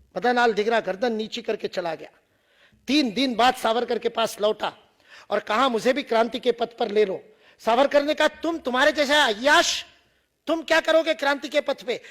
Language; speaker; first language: Hindi; non-native, local second language; Marathi